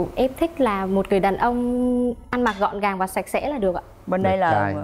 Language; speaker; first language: Vietnamese; native; Vietnamese